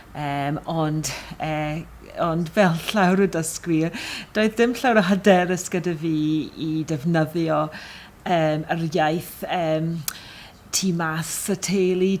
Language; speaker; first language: Welsh; non-native, fluent; English